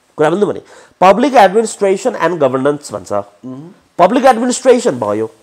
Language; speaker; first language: Nepali; native; Nepali